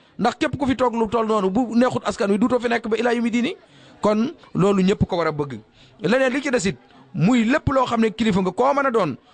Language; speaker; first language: Wolof; native; Wolof